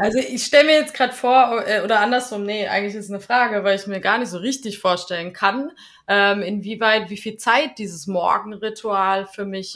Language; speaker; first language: German; native; German